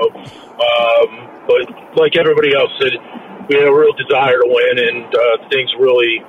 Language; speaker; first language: English; native; English